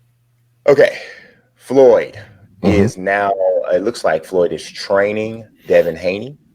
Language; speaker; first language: English; native; English